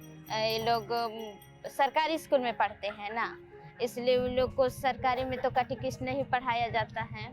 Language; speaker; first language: Hindi; non-native, local second language; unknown